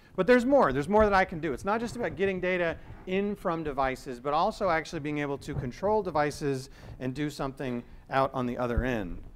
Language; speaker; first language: English; native; English